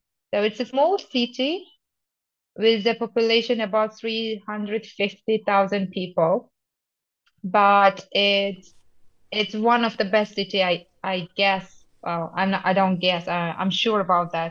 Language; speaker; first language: English; non-native, fluent; Tajik